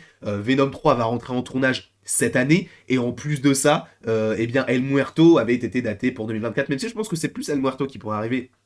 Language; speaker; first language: French; native; French